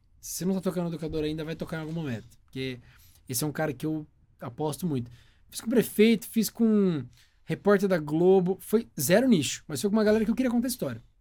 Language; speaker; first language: Portuguese; native; Portuguese